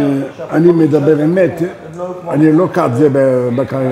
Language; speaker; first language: Hebrew; non-native, learner; French